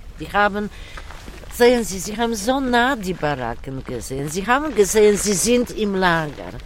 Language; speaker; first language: German; non-native, fluent; Polish